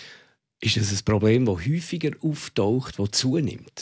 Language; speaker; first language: German; native; German